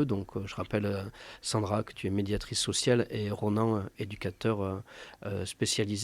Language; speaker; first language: French; native; French